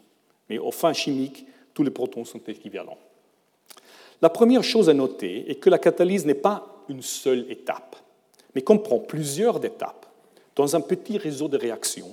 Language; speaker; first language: French; non-native, fluent; German